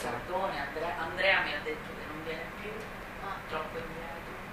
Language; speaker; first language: Italian; native; Italian